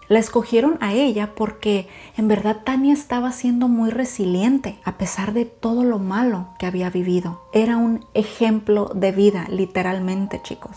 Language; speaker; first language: Spanish; native; Spanish